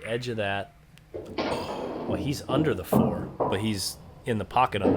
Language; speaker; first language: English; native; English